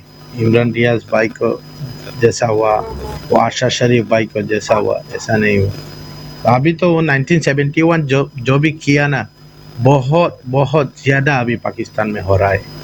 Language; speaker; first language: Hindi; non-native, fluent; Bangla